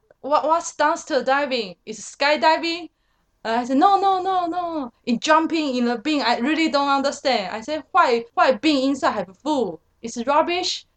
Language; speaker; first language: English; non-native, learner; Chinese